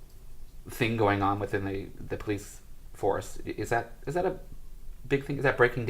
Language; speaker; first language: English; native; English